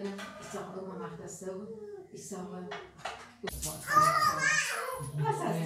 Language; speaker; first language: German; native; German